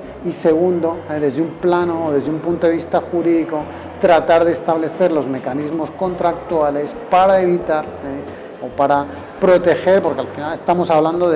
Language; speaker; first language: Spanish; native; Spanish